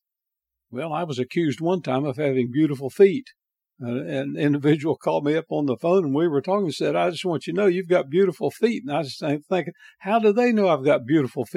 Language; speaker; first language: English; native; English